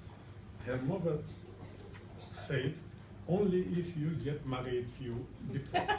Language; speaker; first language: English; non-native, learner; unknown